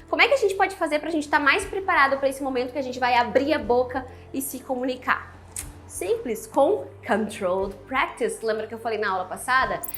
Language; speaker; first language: Portuguese; native; Portuguese